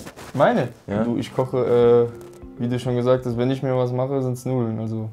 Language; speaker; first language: German; native; German